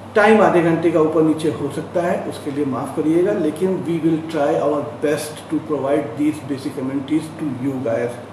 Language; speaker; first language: Hindi; non-native, local second language; Marathi